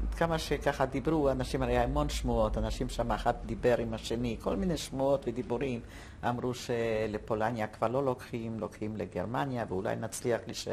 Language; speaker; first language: Hebrew; non-native, fluent; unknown